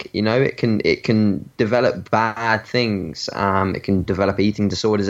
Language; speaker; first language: English; native; English